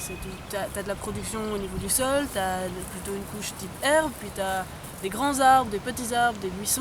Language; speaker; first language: French; native; French